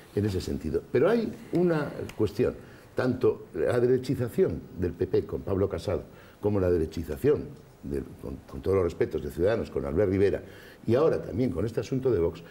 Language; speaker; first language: Spanish; native; Spanish